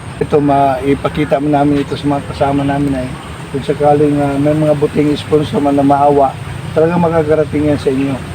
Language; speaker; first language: Filipino; non-native, local second language; Cebuano